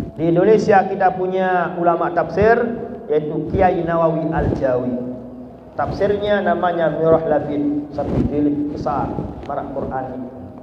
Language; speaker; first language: Malay; non-native, local second language; Sasak